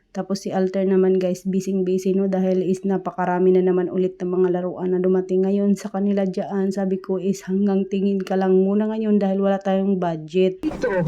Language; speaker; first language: Filipino; non-native, local second language; Waray